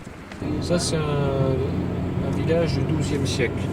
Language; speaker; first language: French; native; French